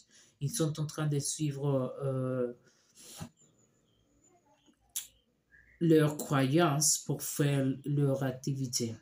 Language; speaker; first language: French; non-native, learner; Spanish